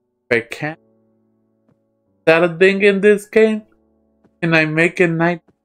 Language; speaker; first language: English; early bilingual, other home language; Spanish